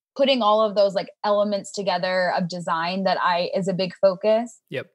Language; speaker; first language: English; native; English